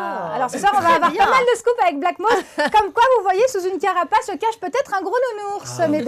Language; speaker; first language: French; native; French